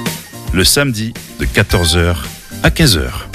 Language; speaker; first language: French; native; French